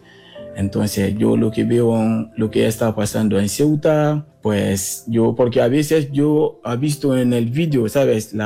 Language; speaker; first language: Spanish; non-native, learner; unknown